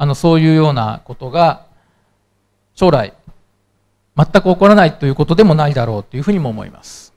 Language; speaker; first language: Japanese; native; Japanese